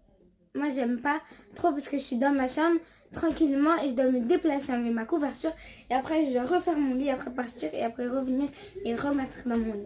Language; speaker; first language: French; early bilingual, other home language; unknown